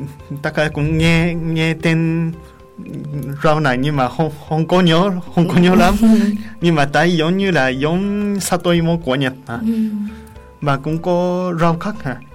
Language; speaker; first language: Vietnamese; non-native, learner; Japanese